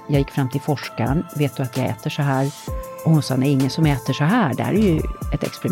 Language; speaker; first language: Swedish; native; Swedish